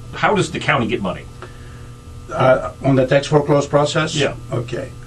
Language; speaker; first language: English; non-native, fluent; Greek